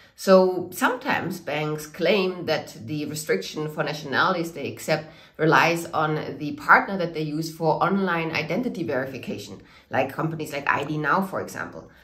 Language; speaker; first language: English; non-native, fluent; German